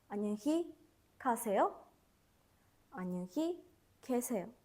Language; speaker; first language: Korean; non-native, fluent; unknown